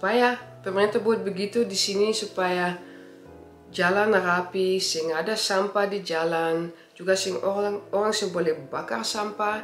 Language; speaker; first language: Indonesian; early bilingual, heritage; Indonesian